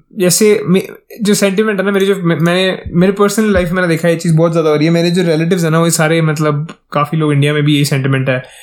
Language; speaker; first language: Hindi; native; Hindi